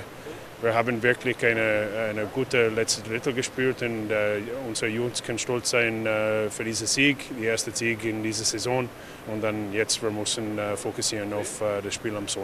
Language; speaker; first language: German; non-native, fluent; English